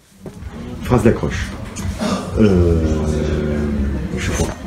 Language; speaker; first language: French; native; French